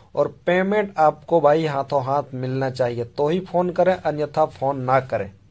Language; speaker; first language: Hindi; native; Hindi